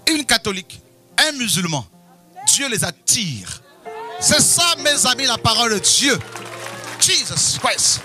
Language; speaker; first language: French; non-native, local second language; Lingala